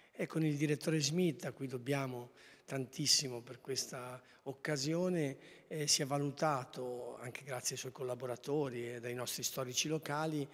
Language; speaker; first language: Italian; native; Italian